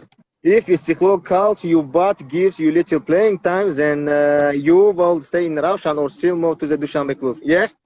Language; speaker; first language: English; non-native, learner; Tajik